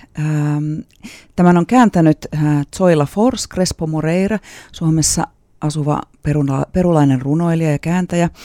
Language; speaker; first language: Finnish; native; Finnish